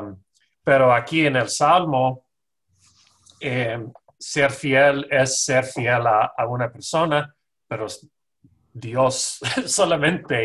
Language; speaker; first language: Spanish; non-native, fluent; English